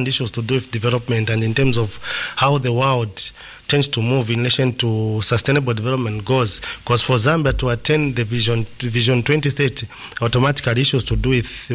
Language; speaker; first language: English; non-native, local second language; Nyanja